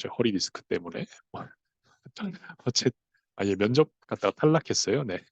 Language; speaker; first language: Korean; native; Korean